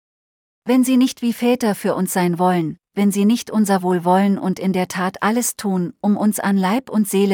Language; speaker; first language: German; native; German